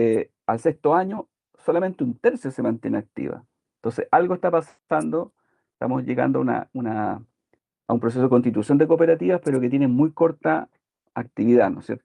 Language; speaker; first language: Spanish; native; Spanish